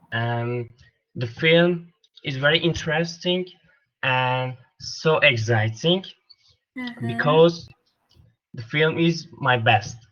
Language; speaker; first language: English; non-native, learner; Turkish